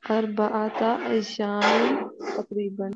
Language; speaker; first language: Arabic; non-native, learner; Urdu